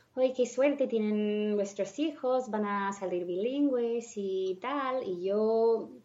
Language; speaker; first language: Spanish; non-native, fluent; English